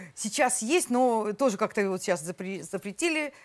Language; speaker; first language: Russian; native; Russian